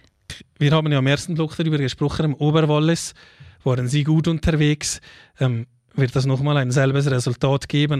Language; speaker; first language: German; native; German